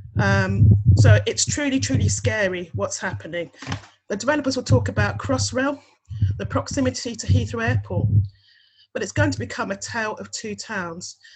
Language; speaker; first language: English; native; English